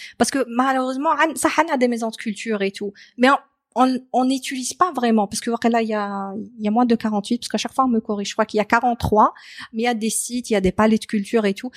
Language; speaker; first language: French; non-native, local second language; Arabic